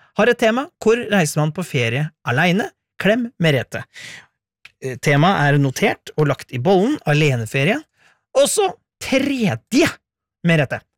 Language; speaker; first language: Norwegian; native; Norwegian